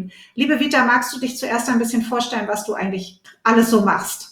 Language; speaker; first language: German; native; German